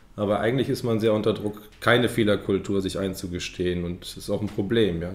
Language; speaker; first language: German; native; German